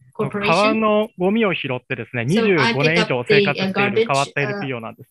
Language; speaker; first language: Japanese; native; Japanese